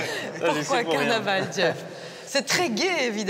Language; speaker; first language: French; native; French